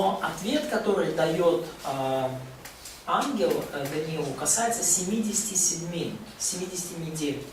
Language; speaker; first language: Russian; native; Russian